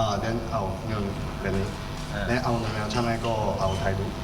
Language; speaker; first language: Thai; non-native, learner; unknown